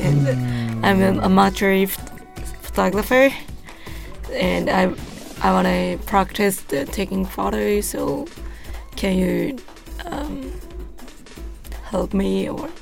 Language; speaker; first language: English; non-native, learner; Japanese